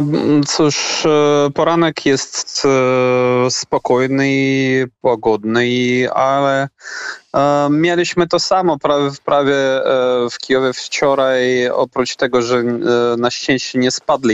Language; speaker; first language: Polish; non-native, fluent; Ukrainian